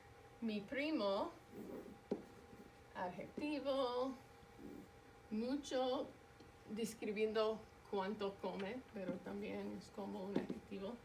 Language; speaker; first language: Spanish; non-native, fluent; English